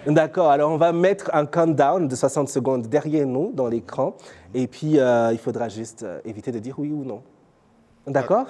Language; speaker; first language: French; non-native, local second language; Kinyarwanda